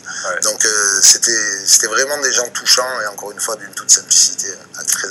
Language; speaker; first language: French; native; French